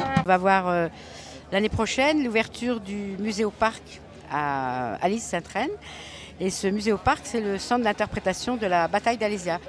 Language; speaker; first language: French; native; French